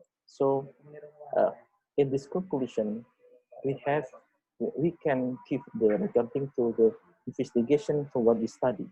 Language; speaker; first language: English; non-native, learner; Indonesian